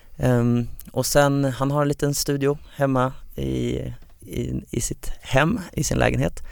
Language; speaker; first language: Swedish; native; Swedish